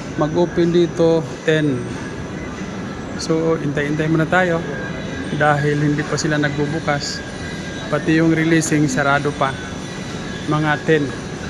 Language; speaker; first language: Filipino; non-native, local second language; Cebuano